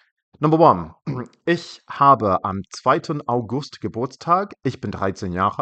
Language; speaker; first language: German; non-native, fluent; English